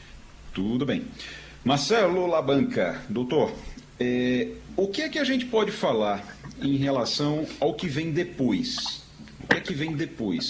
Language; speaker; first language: Portuguese; native; Portuguese